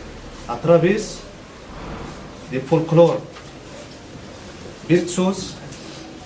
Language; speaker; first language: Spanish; non-native, fluent; Riffian